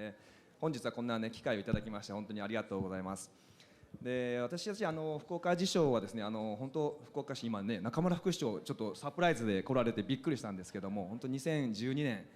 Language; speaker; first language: Japanese; native; Japanese